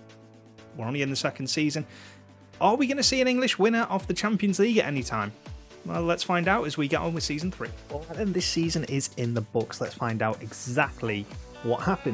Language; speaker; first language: English; native; English